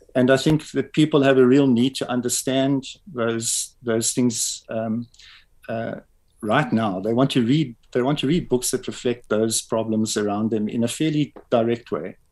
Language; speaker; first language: English; native; English